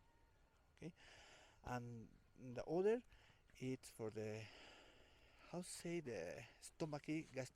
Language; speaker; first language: English; non-native, learner; Spanish